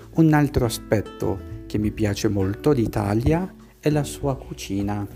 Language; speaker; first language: Italian; non-native, fluent; Portuguese